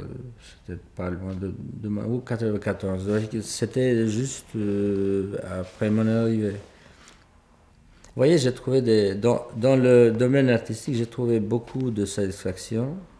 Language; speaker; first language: French; non-native, fluent; Albanian